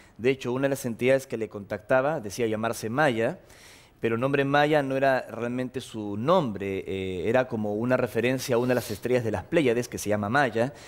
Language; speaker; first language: Spanish; native; Spanish